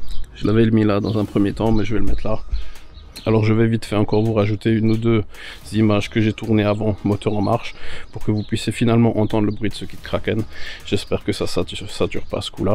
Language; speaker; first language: French; native; French